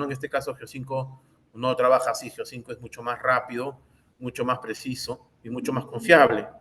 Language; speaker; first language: Spanish; native; Spanish